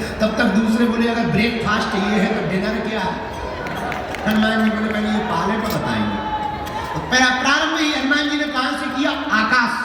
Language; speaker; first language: Hindi; native; Hindi